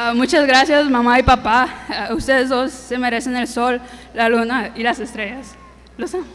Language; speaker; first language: Spanish; early bilingual, heritage; Spanish